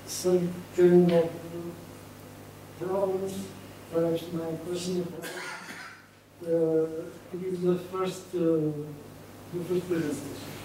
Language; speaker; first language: English; non-native, learner; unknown